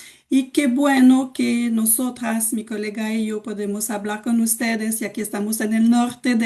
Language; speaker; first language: Spanish; non-native, fluent; French